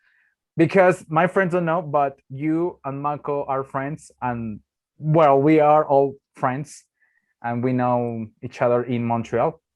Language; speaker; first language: English; non-native, learner; Spanish